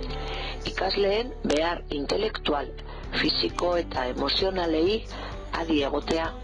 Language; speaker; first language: Basque; native; Basque